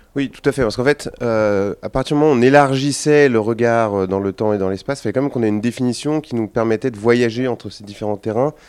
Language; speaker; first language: French; native; French